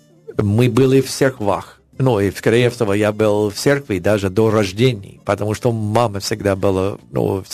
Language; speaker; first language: Russian; non-native, learner; English